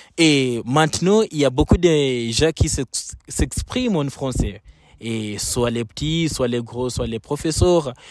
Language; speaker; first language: French; non-native, fluent; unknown